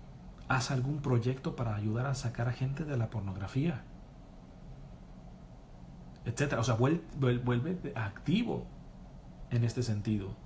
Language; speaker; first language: Spanish; native; Spanish